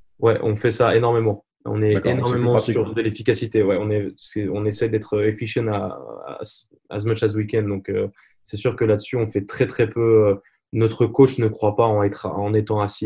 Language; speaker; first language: French; native; French